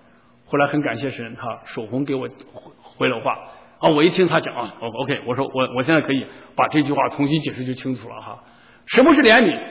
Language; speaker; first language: Chinese; native; Chinese